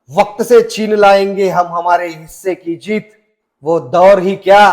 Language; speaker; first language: Hindi; non-native, local second language; Marathi